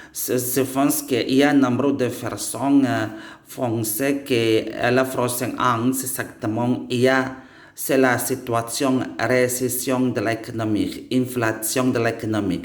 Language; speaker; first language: French; non-native, learner; Indonesian